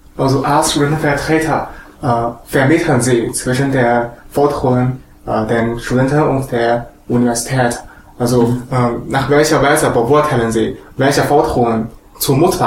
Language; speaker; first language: German; non-native, learner; Chinese